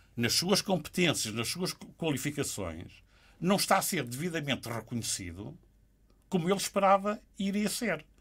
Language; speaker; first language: Portuguese; native; Portuguese